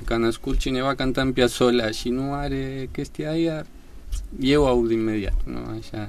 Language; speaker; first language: Romanian; non-native, learner; Spanish